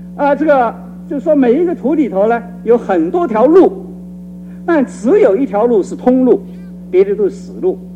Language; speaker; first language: Chinese; non-native, local second language; Cantonese